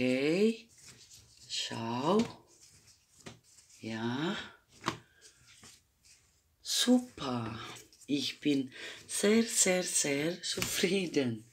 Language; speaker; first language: German; non-native, fluent; Croatian